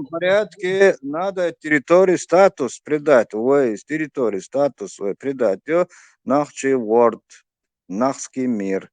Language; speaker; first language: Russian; non-native, local second language; Chechen